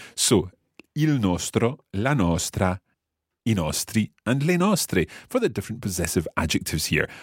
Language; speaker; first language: English; native; English